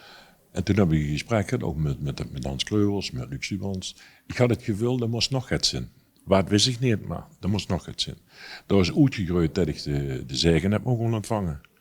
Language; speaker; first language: Dutch; native; Dutch